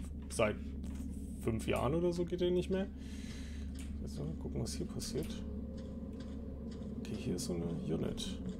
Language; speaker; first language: German; native; German